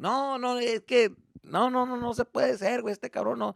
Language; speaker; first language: Spanish; early bilingual, heritage; Spanish